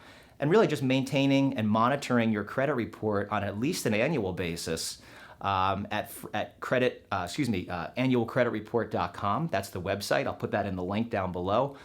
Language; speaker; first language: English; native; English